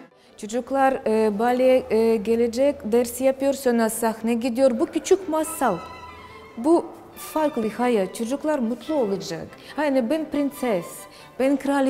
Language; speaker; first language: Turkish; non-native, learner; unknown